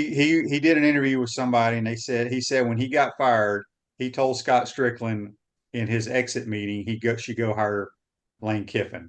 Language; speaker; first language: English; native; English